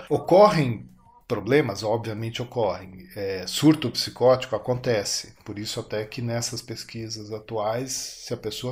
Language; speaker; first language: Portuguese; native; Portuguese